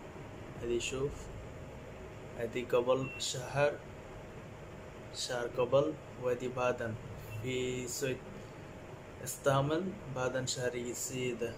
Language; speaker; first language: Arabic; non-native, learner; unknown